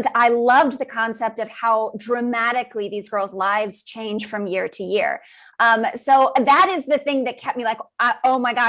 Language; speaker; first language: English; native; English